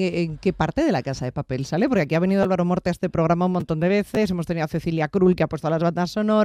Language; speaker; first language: Spanish; native; Spanish